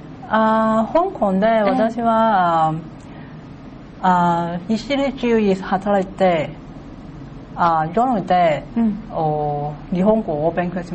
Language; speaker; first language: Japanese; non-native, learner; Cantonese